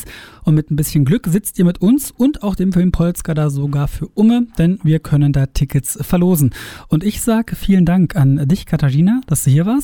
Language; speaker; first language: German; native; German